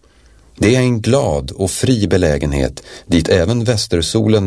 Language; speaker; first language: Swedish; native; Swedish